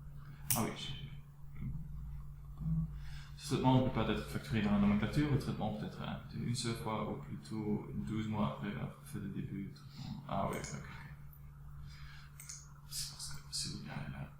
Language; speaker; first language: French; non-native, local second language; Dutch